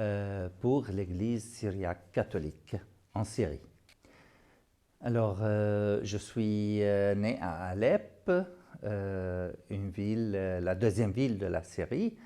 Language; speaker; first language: French; non-native, fluent; Arabic